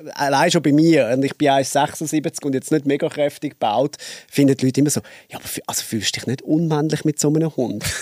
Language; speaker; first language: Swiss German; native; Swiss German